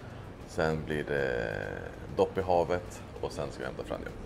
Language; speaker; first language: Swedish; native; Swedish